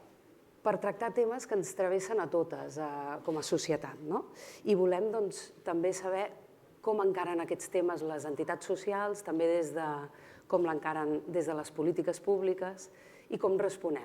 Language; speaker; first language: Catalan; native; Catalan